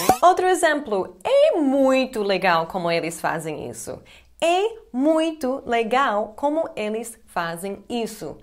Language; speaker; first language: Portuguese; non-native, fluent; English